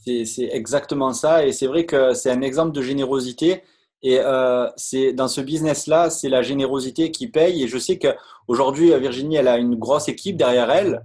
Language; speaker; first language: French; native; French